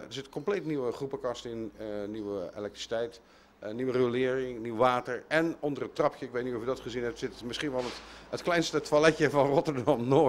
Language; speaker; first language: Dutch; native; Dutch